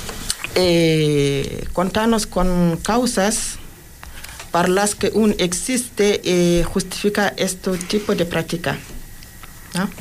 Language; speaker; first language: Spanish; non-native, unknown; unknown